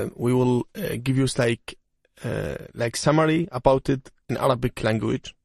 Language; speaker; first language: English; non-native, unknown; Arabic